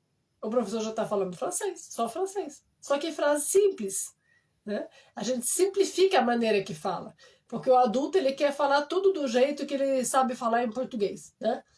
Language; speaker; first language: Portuguese; non-native, fluent; French